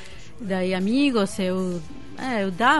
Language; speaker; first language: Portuguese; non-native, fluent; Spanish